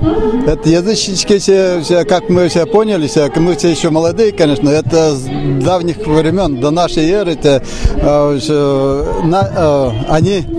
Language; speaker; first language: Russian; non-native, local second language; Udmurt